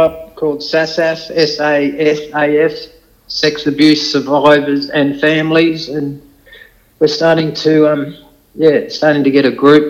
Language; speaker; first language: English; native; English